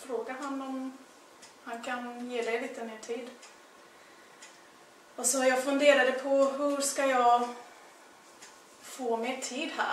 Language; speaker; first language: Swedish; non-native, fluent; English